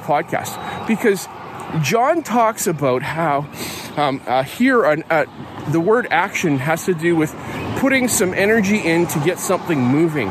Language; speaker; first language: English; native; English